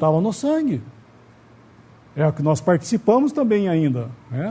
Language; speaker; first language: Portuguese; native; Portuguese